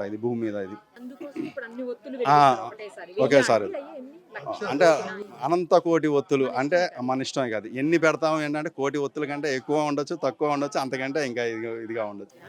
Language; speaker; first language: Telugu; native; Telugu